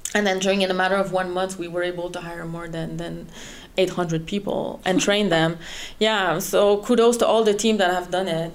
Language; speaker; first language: English; non-native, fluent; French